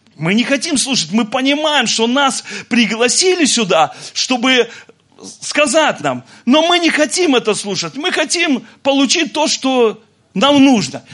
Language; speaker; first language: Russian; native; Russian